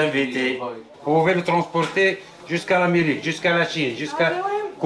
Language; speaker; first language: French; non-native, local second language; Arabic